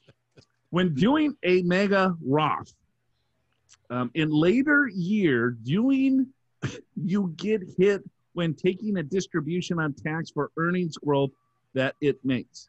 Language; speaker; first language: English; native; English